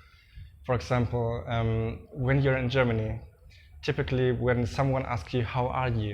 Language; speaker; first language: English; non-native, fluent; German